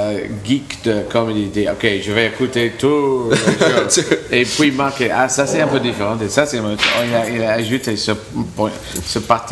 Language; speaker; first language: French; non-native, learner; English